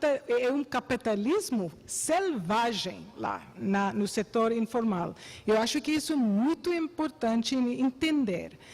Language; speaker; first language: Portuguese; non-native, fluent; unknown